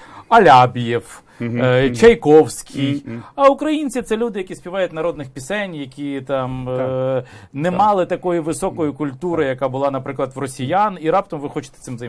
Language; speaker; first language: Ukrainian; native; Ukrainian